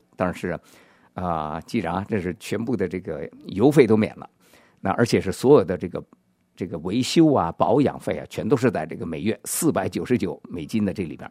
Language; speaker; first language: Chinese; native; Chinese